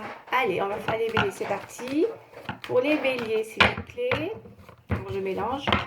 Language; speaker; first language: French; native; French